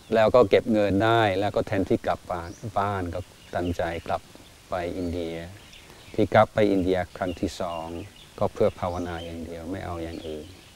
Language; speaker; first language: Thai; non-native, fluent; English